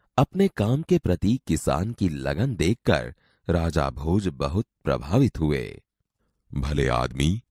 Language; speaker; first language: Hindi; non-native, local second language; Gujarati